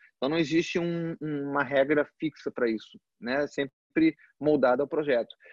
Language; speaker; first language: Portuguese; early bilingual, other home language; Spanish